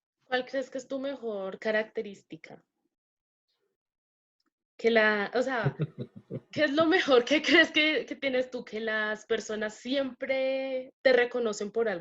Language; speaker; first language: Spanish; native; Spanish